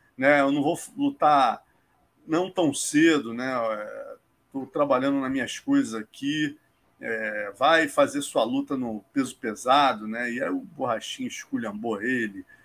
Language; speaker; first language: Portuguese; native; Portuguese